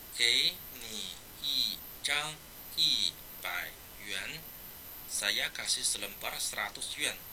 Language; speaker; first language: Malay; non-native, fluent; Chinese